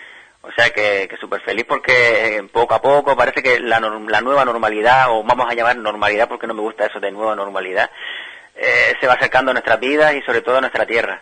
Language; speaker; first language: Spanish; native; Spanish